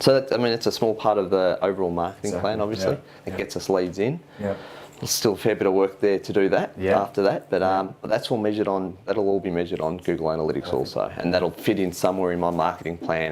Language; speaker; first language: English; native; English